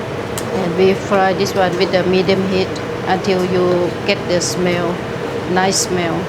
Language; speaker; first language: English; non-native, learner; Thai